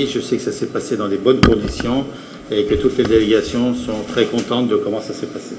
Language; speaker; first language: French; native; French